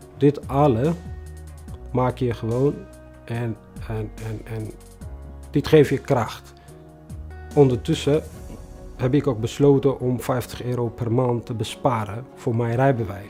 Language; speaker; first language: Dutch; non-native, fluent; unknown